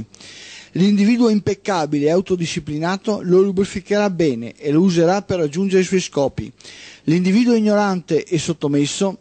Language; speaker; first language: Italian; native; Italian